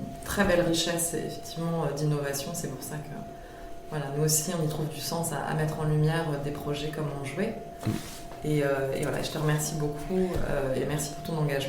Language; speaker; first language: French; native; French